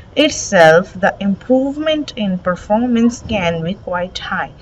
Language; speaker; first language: English; non-native, local second language; Urdu